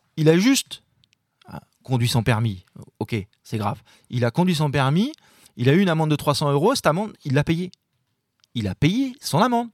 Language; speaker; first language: French; native; French